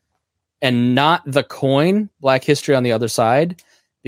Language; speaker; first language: English; native; English